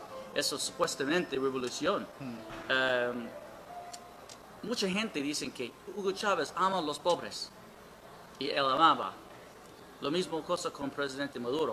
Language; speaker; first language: Spanish; non-native, learner; English